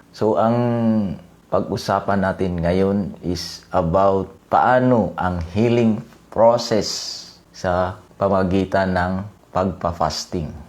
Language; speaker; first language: Filipino; non-native, local second language; Cebuano